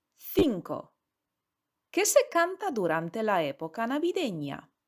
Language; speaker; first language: Spanish; non-native, fluent; Polish